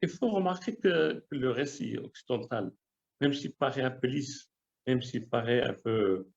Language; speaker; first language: French; non-native, local second language; Arabic